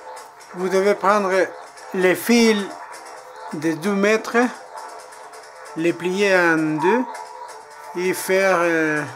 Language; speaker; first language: French; non-native, learner; Spanish